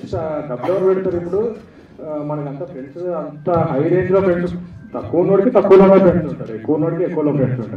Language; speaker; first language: Telugu; native; Telugu